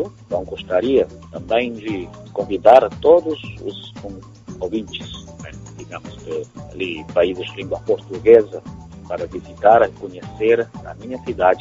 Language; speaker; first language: Portuguese; non-native, fluent; Chinese